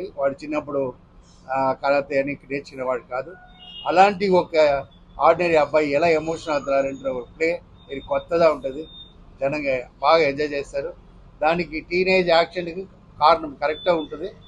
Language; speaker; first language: Telugu; non-native, fluent; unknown